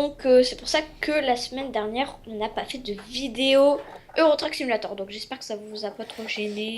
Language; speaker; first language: French; native; French